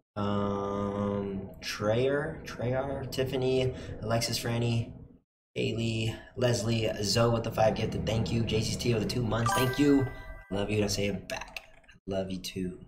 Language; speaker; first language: English; native; English